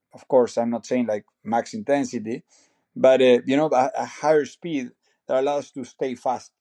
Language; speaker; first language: English; non-native, fluent; Spanish